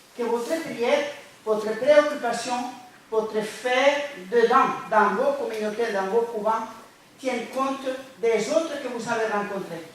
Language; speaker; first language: French; non-native, fluent; Spanish